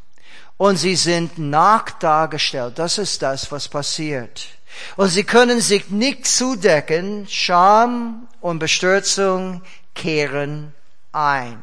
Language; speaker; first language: German; non-native, fluent; English